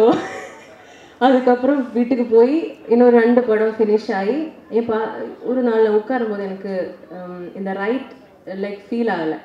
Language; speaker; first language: Tamil; non-native, learner; Malayalam